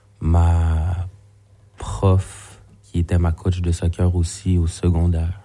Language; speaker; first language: French; native; French